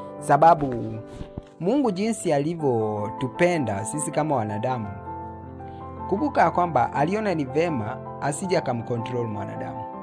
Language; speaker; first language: Swahili; non-native, local second language; Kikuyu